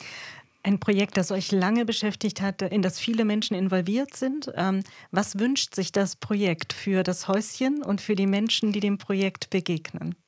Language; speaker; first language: German; native; German